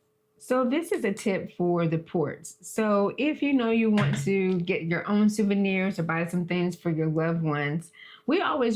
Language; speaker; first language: English; native; English